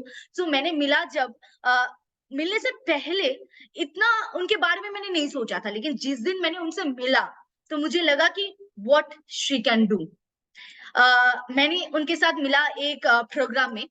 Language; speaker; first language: Hindi; native; Hindi